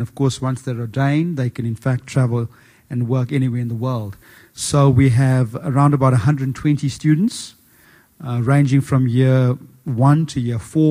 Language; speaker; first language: English; native; English